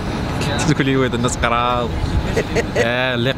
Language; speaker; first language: Arabic; native; Arabic